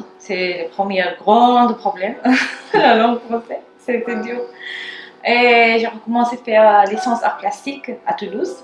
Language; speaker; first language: French; non-native, learner; Armenian